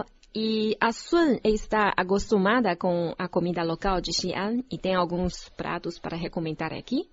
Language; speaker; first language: Portuguese; non-native, fluent; Chinese